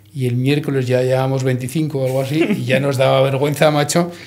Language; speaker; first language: Spanish; native; Spanish